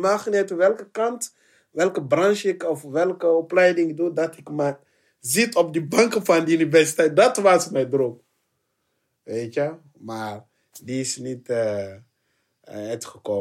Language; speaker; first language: Dutch; non-native, learner; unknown